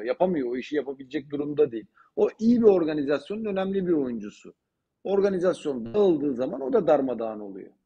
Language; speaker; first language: Turkish; native; Turkish